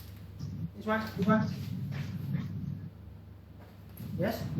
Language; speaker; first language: English; non-native, learner; Chinese